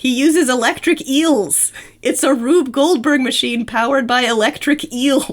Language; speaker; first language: English; native; English